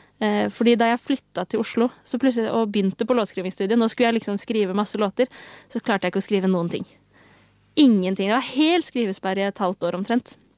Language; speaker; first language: Norwegian; native; Norwegian